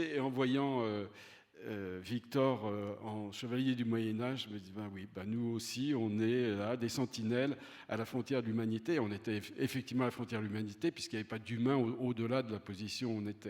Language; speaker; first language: French; native; French